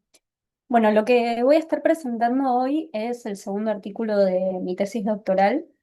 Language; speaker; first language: Spanish; native; Spanish